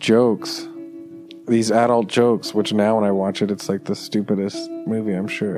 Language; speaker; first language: English; native; English